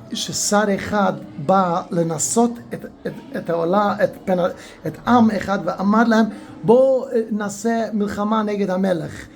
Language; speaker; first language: Hebrew; non-native, fluent; English